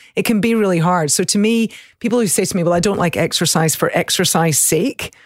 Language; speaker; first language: English; native; English